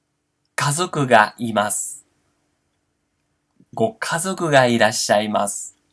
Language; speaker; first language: Japanese; non-native, fluent; Portuguese